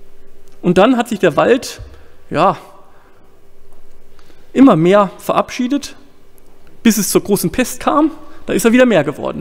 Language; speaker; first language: German; native; German